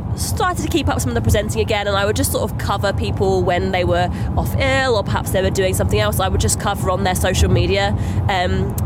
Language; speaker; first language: English; native; English